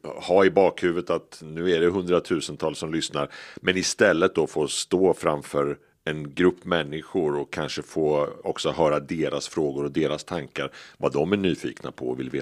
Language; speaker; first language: Swedish; native; Swedish